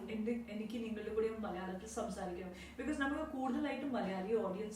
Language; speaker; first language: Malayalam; non-native, fluent; Hindi